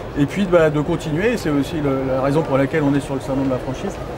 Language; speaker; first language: French; native; French